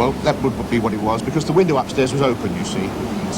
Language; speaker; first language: English; native; English